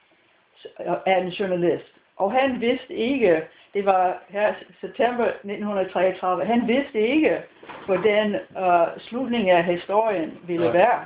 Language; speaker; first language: Danish; non-native, fluent; English